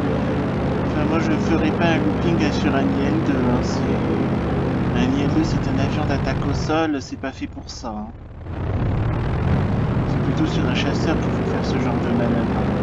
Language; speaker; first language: French; native; French